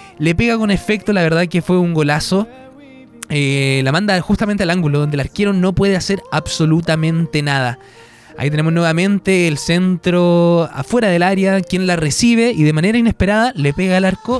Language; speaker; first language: Spanish; native; Spanish